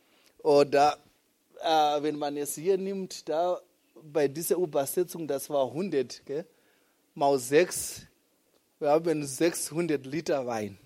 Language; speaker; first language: German; non-native, fluent; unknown